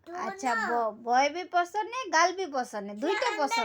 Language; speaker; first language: Hindi; non-native, local second language; Bangla